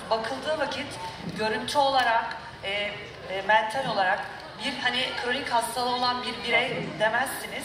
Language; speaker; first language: Turkish; native; Turkish